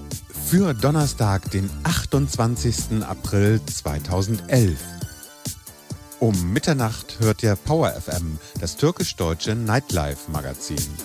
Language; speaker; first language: German; native; German